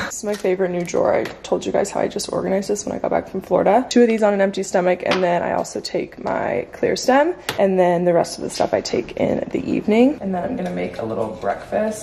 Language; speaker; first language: English; native; English